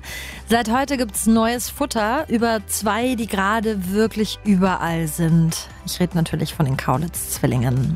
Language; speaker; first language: German; native; German